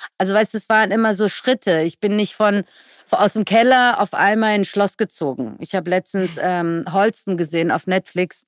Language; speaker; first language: German; early bilingual, other home language; Persian